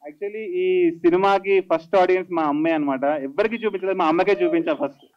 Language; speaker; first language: Telugu; native; Telugu